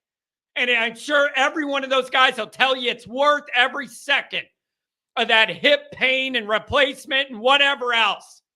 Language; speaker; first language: English; native; English